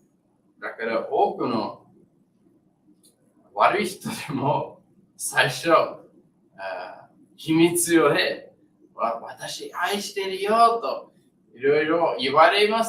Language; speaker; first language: Japanese; non-native, learner; English